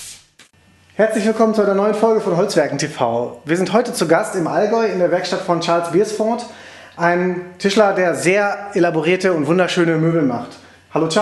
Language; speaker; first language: German; native; German